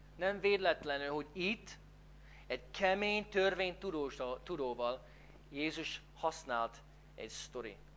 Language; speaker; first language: Hungarian; non-native, fluent; English